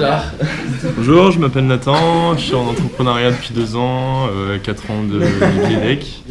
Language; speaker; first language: French; native; French